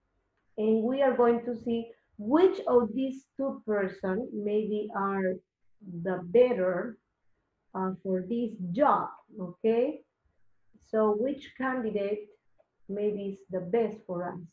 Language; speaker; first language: English; non-native, learner; Spanish